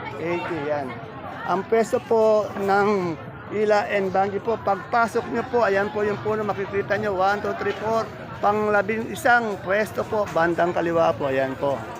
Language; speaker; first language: Filipino; native; Filipino